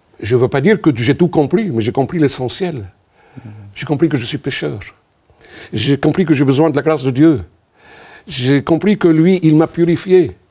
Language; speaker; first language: French; non-native, local second language; Arabic